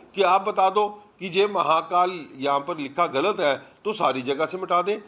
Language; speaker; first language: Hindi; non-native, local second language; Punjabi